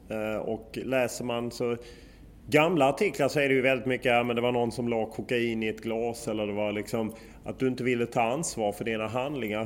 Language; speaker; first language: Swedish; native; Swedish